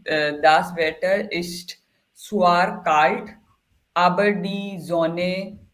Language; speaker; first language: German; non-native, learner; Hindi